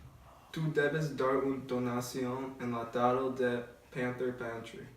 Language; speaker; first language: Spanish; non-native, learner; English